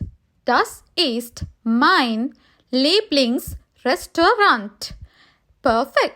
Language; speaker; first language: German; non-native, learner; Sinhala